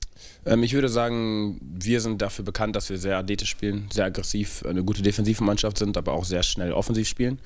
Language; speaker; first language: German; native; German